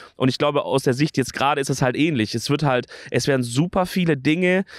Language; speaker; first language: German; native; German